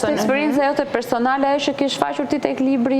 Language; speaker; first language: Albanian; native; Albanian